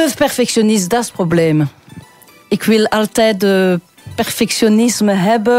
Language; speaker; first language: Dutch; non-native, local second language; French